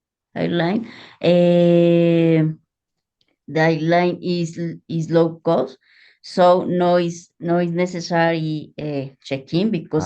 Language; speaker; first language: English; non-native, learner; Spanish